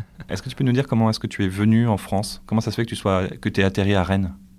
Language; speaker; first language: French; native; French